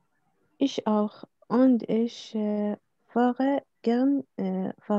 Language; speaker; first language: German; non-native, learner; Arabic